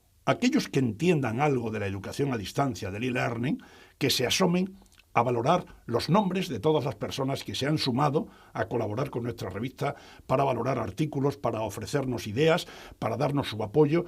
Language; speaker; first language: Spanish; native; Spanish